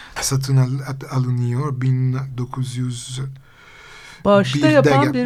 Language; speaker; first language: Turkish; non-native, fluent; Italian